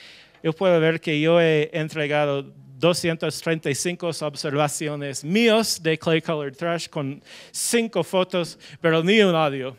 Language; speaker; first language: Spanish; non-native, fluent; English